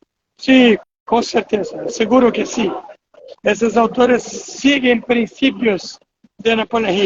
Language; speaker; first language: Spanish; non-native, fluent; Portuguese